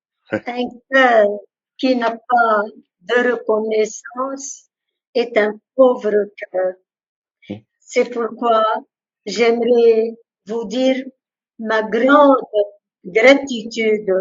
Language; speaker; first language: French; non-native, local second language; Arabic